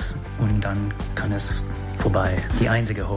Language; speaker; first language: German; non-native, learner; English